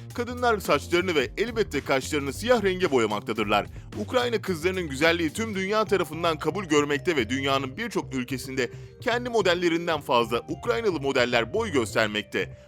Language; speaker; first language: Turkish; native; Turkish